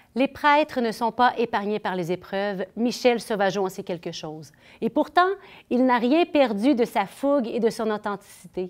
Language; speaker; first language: French; native; French